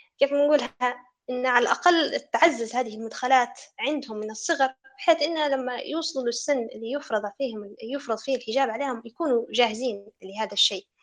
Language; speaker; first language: Arabic; native; Arabic